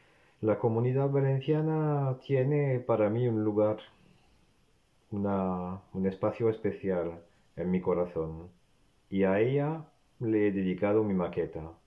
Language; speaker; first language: Spanish; non-native, fluent; French